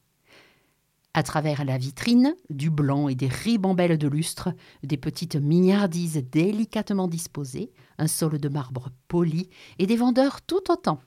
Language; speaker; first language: French; native; French